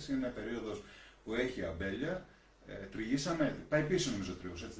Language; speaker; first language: Greek; native; Greek